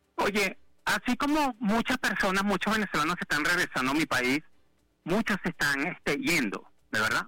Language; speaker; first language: Spanish; native; Spanish